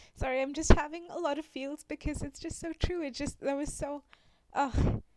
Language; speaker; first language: English; non-native, local second language; Hindi